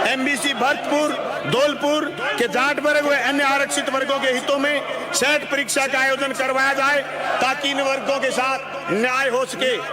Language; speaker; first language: Hindi; native; Hindi